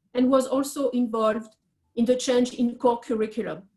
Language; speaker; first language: English; non-native, fluent; French